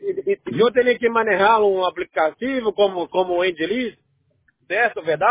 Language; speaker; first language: Spanish; non-native, learner; Portuguese